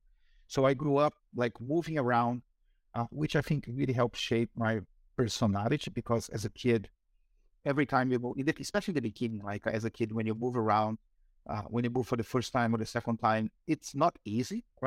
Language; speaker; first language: English; non-native, fluent; Portuguese